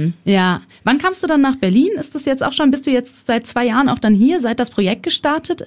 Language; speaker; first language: German; native; German